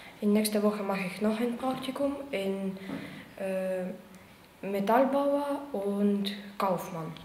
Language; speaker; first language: German; early bilingual, other home language; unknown